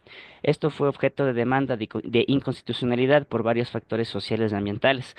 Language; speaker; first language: Spanish; native; Spanish